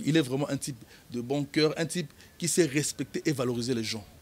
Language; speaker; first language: French; non-native, local second language; Lingala